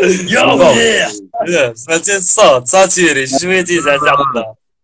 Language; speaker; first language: Arabic; native; Arabic